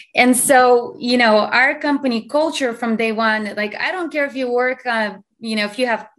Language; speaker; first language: English; non-native, fluent; Azerbaijani